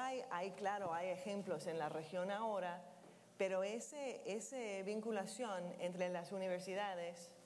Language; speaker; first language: Spanish; non-native, fluent; English